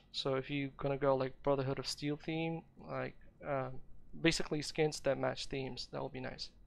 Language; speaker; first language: English; non-native, fluent; Ukrainian